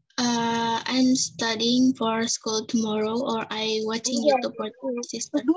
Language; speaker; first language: English; non-native, local second language; Indonesian